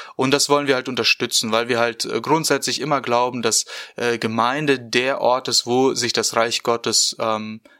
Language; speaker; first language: German; native; German